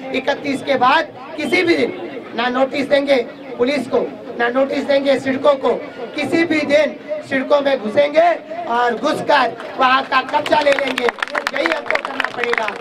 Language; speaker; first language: Hindi; non-native, local second language; Marathi